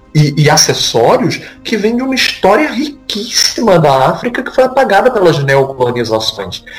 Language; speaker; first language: Portuguese; native; Portuguese